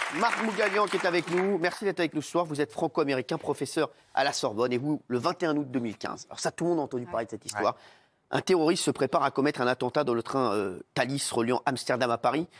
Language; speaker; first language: French; native; French